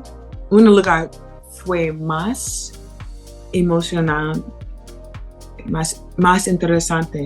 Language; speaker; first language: Spanish; non-native, learner; English